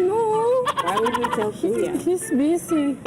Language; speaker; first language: English; non-native, local second language; Filipino